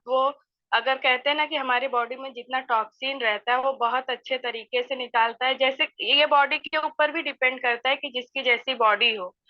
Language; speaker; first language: Hindi; native; Hindi